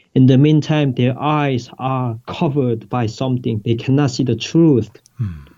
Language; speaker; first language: English; non-native, fluent; Korean